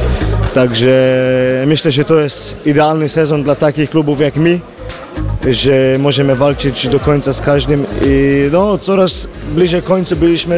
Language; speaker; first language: Polish; non-native, fluent; Slovenian